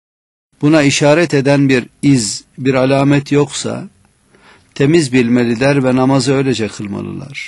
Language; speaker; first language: Turkish; native; Turkish